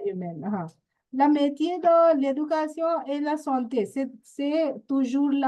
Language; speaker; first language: French; non-native, fluent; Hindi